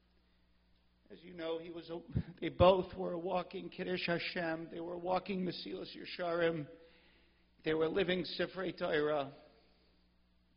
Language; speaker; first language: English; native; English